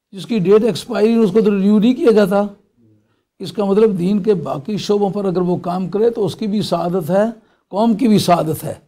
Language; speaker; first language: Urdu; non-native, local second language; Punjabi